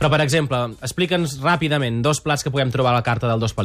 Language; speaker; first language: Catalan; native; Catalan